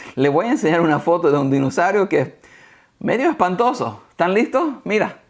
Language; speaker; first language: Spanish; early bilingual, heritage; Spanish